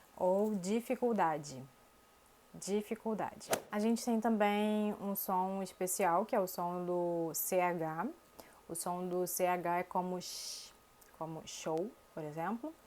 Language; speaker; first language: Portuguese; native; Portuguese